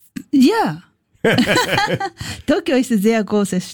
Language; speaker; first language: German; non-native, learner; Japanese